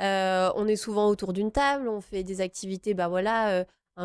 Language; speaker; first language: French; native; French